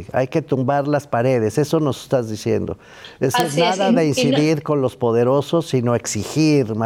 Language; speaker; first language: Spanish; native; Spanish